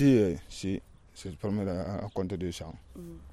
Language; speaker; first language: French; non-native, learner; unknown